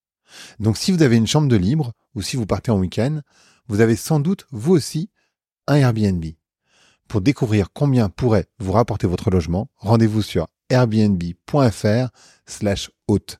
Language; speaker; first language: French; native; French